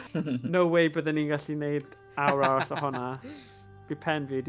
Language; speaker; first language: Welsh; native; Welsh